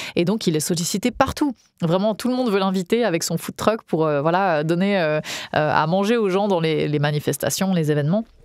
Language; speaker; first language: French; native; French